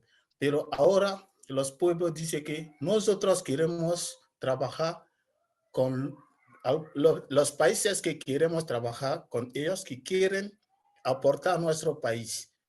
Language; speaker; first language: Spanish; non-native, learner; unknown